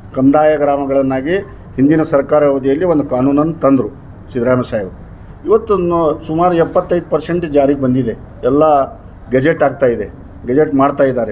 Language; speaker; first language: Kannada; non-native, local second language; Lambadi